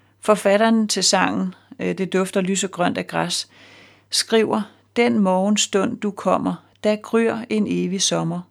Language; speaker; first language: Danish; native; Danish